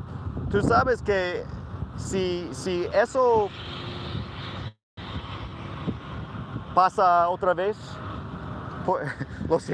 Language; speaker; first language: Spanish; non-native, learner; English